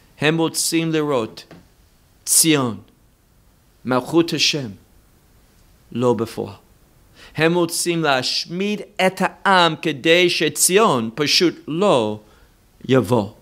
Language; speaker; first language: Hebrew; non-native, fluent; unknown